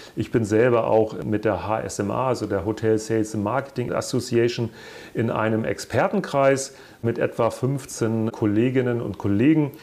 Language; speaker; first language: German; native; German